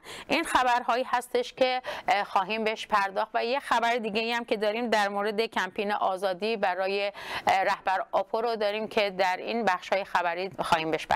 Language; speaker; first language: Persian; non-native, local second language; Kurdish